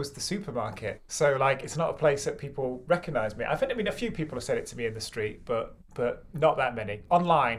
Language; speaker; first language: English; native; English